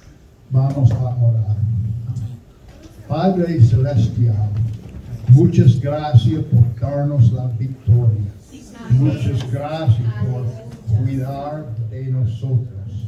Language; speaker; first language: Spanish; non-native, learner; German